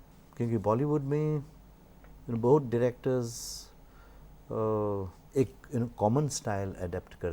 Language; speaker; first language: Hindi; non-native, local second language; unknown